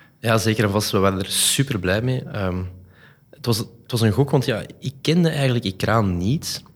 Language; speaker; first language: Dutch; native; Dutch